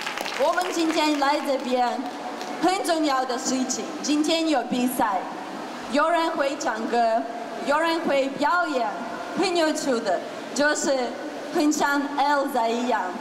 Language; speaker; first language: Chinese; non-native, fluent; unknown